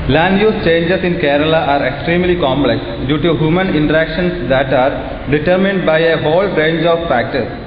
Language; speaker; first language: English; non-native, local second language; Malayalam